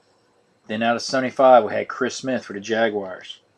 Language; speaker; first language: English; native; English